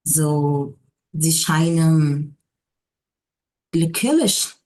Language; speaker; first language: German; non-native, learner; Portuguese